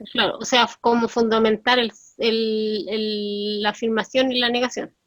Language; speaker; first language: Spanish; native; Spanish